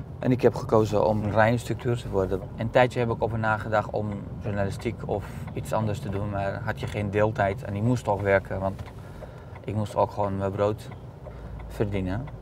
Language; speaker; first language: Dutch; non-native, fluent; Arabic